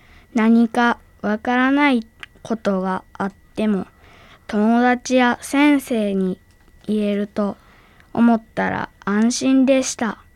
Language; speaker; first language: Japanese; early bilingual, other home language; Arabic